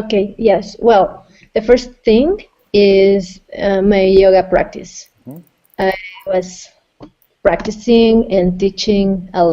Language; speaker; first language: English; non-native, fluent; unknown